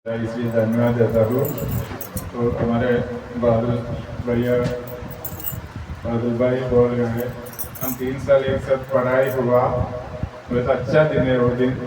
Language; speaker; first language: Hindi; non-native, local second language; Malayalam